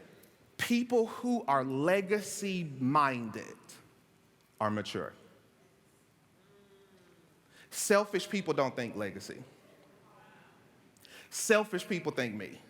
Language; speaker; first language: English; native; English